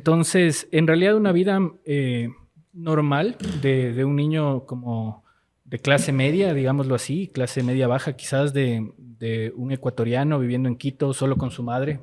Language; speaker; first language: Spanish; native; Spanish